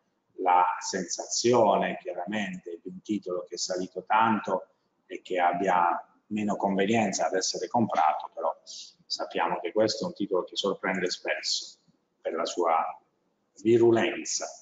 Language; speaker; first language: Italian; native; Italian